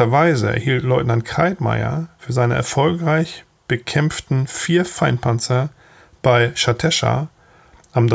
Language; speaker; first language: German; native; German